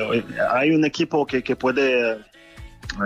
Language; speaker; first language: Spanish; non-native, fluent; French